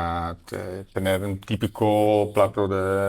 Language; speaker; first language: Spanish; non-native, learner; Dutch